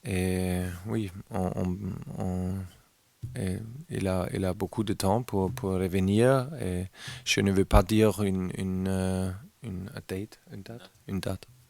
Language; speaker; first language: French; non-native, learner; German